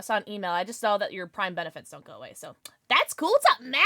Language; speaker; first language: English; native; English